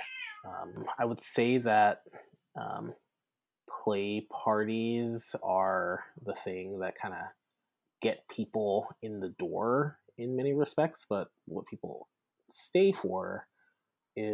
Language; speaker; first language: English; native; English